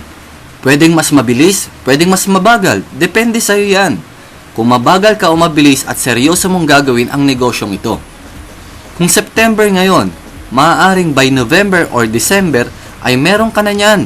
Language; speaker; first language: Filipino; native; Filipino